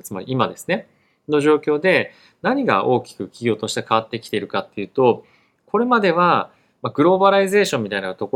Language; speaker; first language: Japanese; native; Japanese